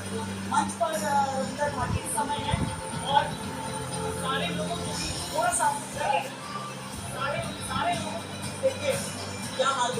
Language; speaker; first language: Hindi; native; Hindi